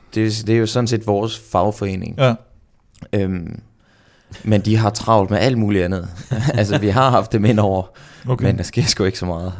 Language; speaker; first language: Danish; native; Danish